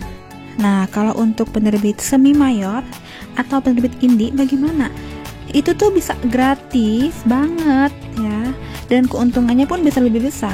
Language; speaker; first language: Indonesian; native; Indonesian